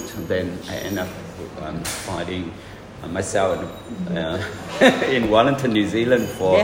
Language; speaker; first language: English; non-native, fluent; Vietnamese